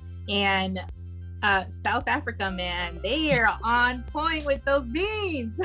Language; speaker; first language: English; early bilingual, other home language; Spanish